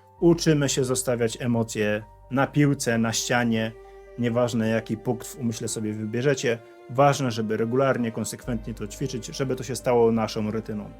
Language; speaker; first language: Polish; native; Polish